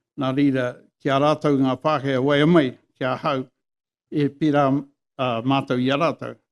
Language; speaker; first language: Māori; non-native, local second language; English